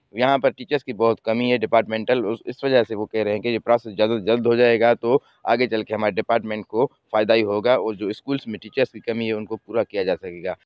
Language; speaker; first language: Urdu; non-native, local second language; Sindhi